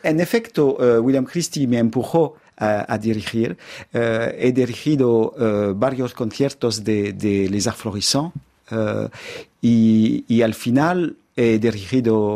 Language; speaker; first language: Spanish; non-native, fluent; French